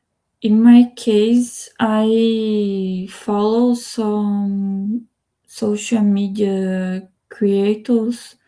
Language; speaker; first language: English; non-native, learner; Spanish